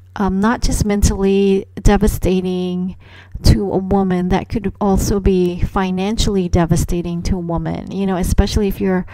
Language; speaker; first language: English; non-native, local second language; Cebuano